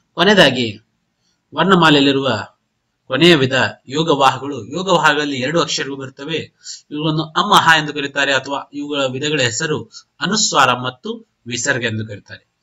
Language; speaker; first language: Kannada; non-native, local second language; Urdu